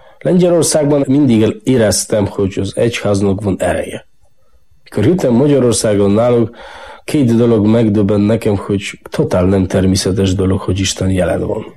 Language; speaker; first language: Hungarian; non-native, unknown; Polish